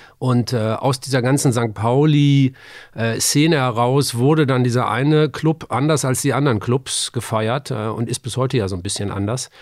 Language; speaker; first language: German; native; German